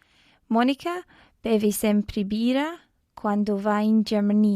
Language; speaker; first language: Italian; non-native, learner; English